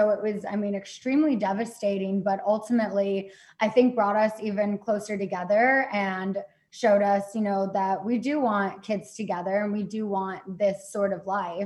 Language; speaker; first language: English; native; English